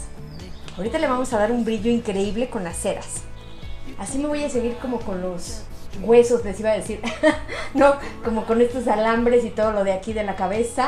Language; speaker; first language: Spanish; native; Spanish